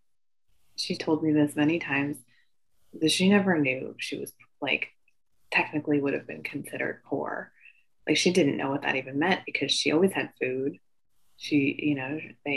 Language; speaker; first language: English; native; English